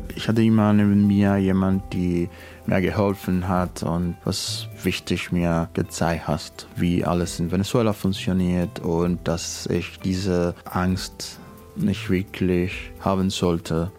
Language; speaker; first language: German; non-native, learner; Spanish